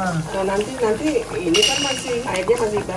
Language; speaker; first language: Indonesian; native; Indonesian